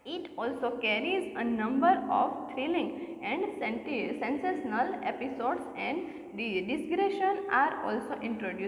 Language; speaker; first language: English; non-native, local second language; Gujarati